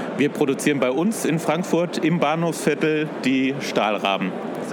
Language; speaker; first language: German; native; German